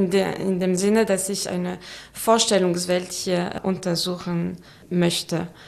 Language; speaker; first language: German; non-native, fluent; French